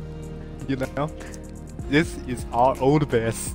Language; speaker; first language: English; non-native, learner; Chinese